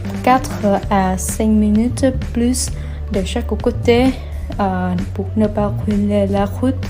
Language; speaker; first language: French; non-native, learner; Vietnamese